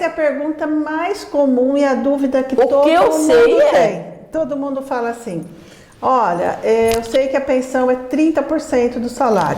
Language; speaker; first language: Portuguese; native; Portuguese